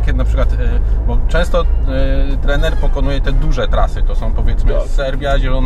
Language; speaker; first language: Polish; native; Polish